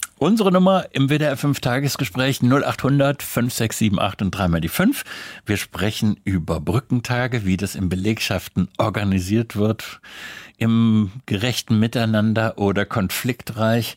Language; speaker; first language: German; native; German